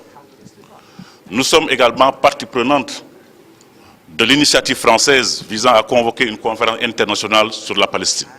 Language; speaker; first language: French; non-native, local second language; Wolof